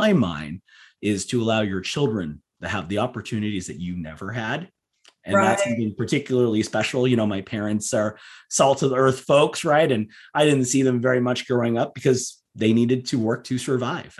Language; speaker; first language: English; native; English